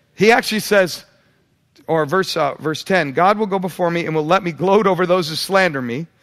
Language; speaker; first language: English; native; English